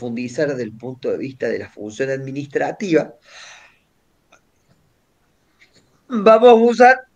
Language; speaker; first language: Spanish; native; Spanish